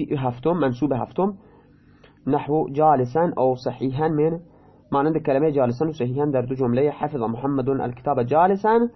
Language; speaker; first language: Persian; non-native, local second language; Baluchi